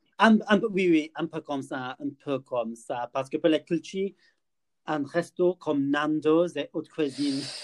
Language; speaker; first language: French; non-native, learner; English